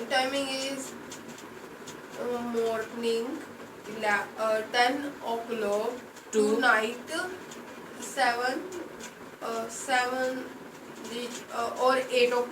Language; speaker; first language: English; non-native, local second language; Hindi